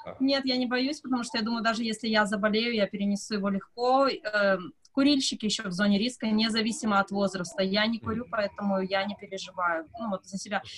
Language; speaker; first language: Russian; native; Russian